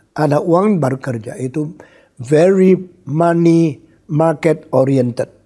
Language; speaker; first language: Indonesian; non-native, fluent; Min Nan Chinese